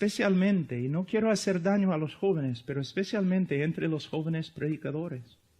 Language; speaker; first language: Spanish; non-native, fluent; English